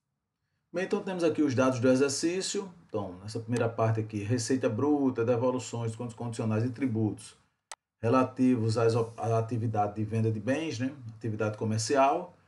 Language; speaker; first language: Portuguese; native; Portuguese